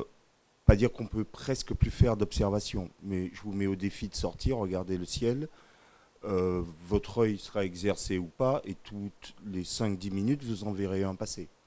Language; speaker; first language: French; native; French